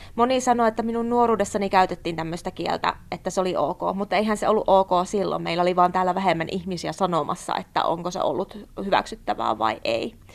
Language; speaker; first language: Finnish; native; Finnish